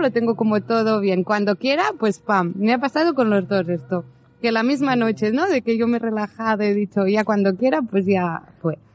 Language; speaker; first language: Spanish; native; Spanish